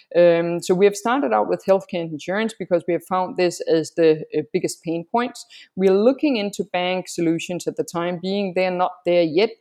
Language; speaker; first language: English; non-native, fluent; Danish